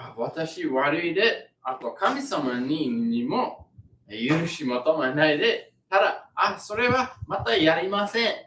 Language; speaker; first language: Japanese; non-native, learner; English